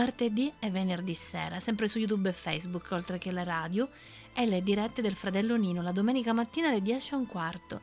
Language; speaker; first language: Italian; native; Italian